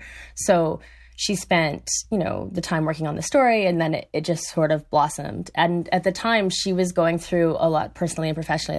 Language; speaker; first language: English; native; English